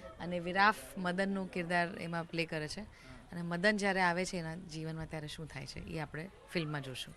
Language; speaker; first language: Gujarati; native; Gujarati